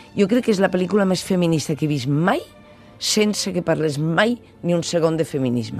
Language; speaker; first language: Catalan; non-native, local second language; Spanish